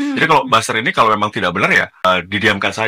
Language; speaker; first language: Indonesian; native; Indonesian